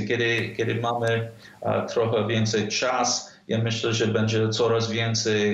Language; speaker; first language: Polish; non-native, fluent; English